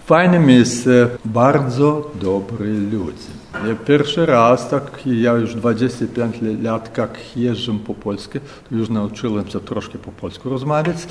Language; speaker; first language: Polish; non-native, learner; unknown